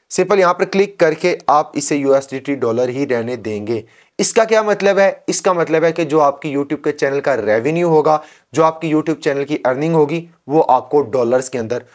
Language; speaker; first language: Urdu; non-native, local second language; Punjabi